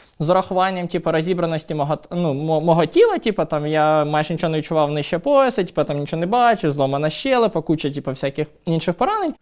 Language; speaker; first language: Ukrainian; non-native, local second language; Russian